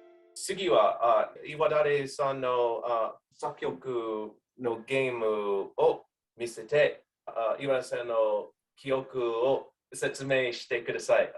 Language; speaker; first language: Japanese; non-native, learner; English